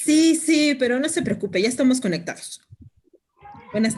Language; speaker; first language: Spanish; native; Spanish